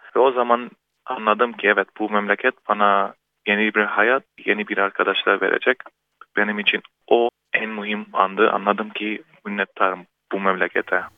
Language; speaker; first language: Turkish; early bilingual, heritage; Turkish